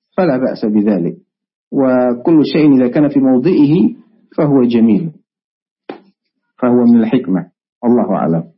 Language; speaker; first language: Arabic; non-native, fluent; Indonesian